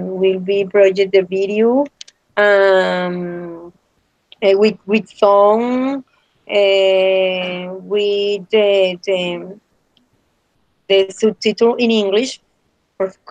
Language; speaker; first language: English; non-native, learner; Spanish